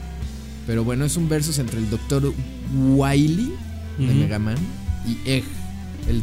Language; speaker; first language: Spanish; native; Spanish